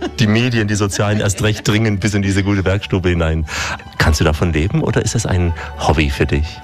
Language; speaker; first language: German; native; German